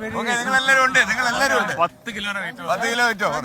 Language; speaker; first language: Malayalam; native; Malayalam